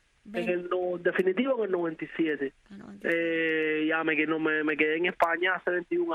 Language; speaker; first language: Spanish; native; Spanish